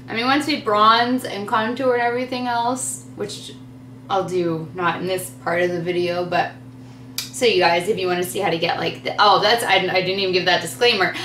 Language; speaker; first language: English; native; English